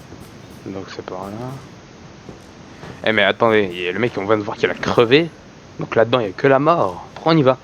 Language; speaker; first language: French; native; French